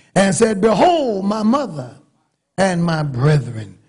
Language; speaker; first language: English; native; English